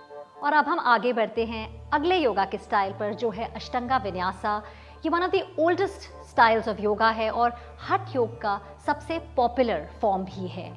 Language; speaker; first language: Hindi; native; Hindi